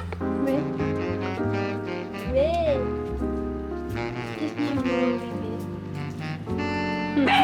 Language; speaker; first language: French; non-native, fluent; Korean